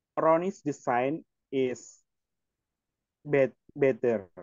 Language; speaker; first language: English; non-native, learner; Indonesian